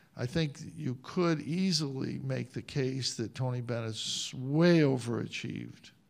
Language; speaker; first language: English; native; English